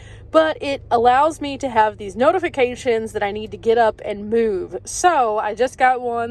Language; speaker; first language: English; native; English